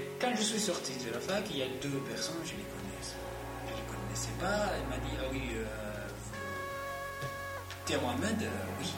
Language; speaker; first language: French; non-native, learner; Arabic